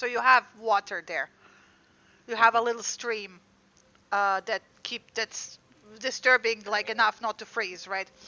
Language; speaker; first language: English; native; English